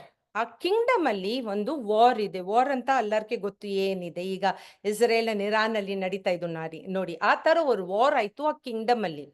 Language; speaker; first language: Kannada; non-native, learner; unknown